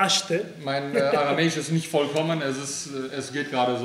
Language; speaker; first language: German; early bilingual, other home language; Aramaic